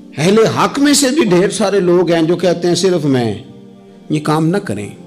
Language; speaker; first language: Urdu; non-native, local second language; Punjabi